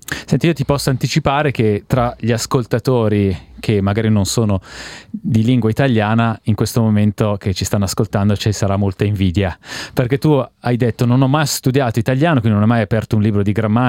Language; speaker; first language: Italian; native; Italian